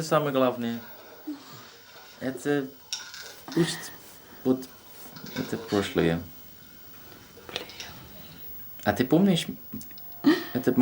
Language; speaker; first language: Russian; non-native, fluent; Dutch